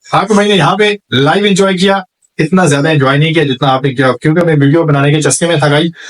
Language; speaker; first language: Urdu; non-native, local second language; Punjabi